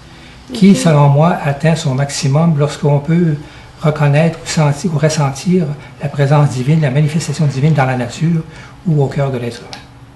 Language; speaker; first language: French; native; French